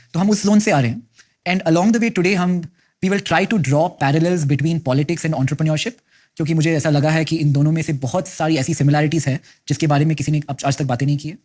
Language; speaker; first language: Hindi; non-native, local second language; Kannada